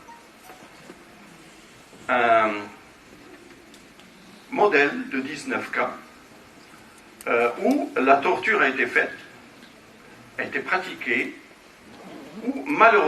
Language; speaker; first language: French; non-native, local second language; Arabic